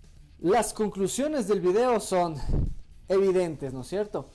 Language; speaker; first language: Spanish; native; Spanish